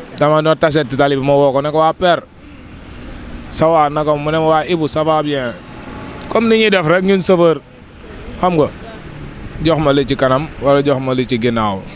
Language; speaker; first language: Wolof; native; Wolof